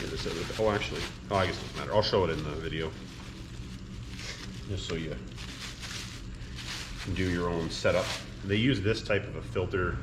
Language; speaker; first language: English; native; English